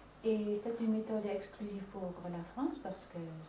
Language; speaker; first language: French; non-native, fluent; Dutch